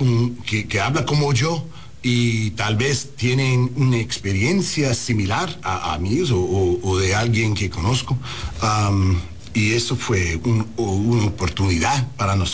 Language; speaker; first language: Spanish; non-native, learner; English